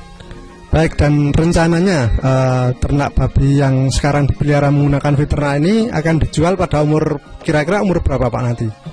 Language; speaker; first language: Indonesian; native; Indonesian